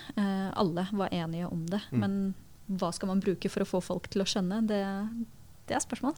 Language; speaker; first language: Norwegian; early bilingual, other home language; Arabic